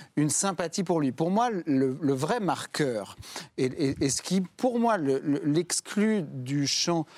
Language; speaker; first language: French; native; French